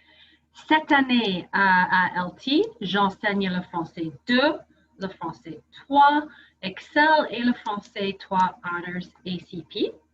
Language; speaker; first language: French; non-native, fluent; English